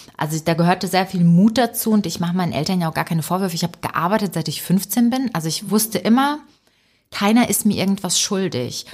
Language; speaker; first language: German; early bilingual, other home language; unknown